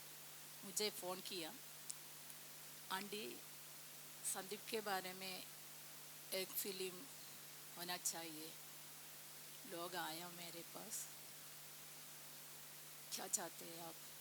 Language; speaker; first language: Hindi; non-native, local second language; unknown